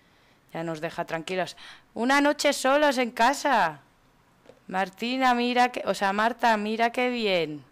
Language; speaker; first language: Spanish; native; Spanish